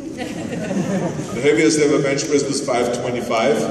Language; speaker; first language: English; native; English